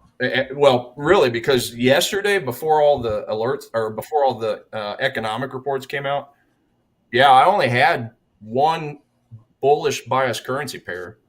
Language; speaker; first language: English; native; English